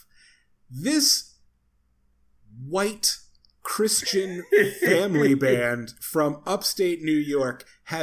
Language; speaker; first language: English; native; English